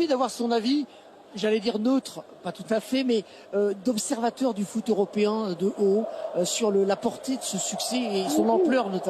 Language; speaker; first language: French; native; French